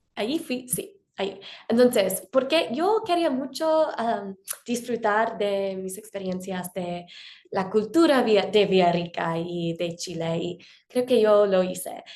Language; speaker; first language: Spanish; non-native, fluent; English